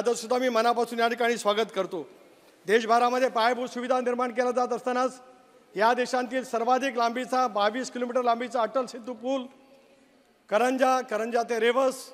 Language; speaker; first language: Marathi; native; Marathi